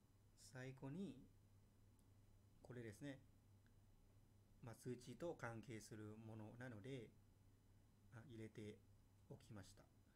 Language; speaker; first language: Japanese; non-native, fluent; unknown